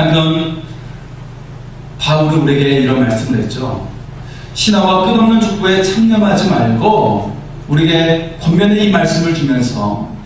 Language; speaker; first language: Korean; native; Korean